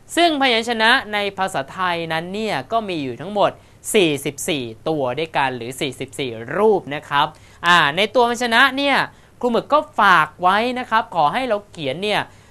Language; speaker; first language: Thai; native; Thai